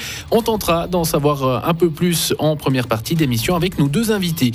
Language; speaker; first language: French; native; French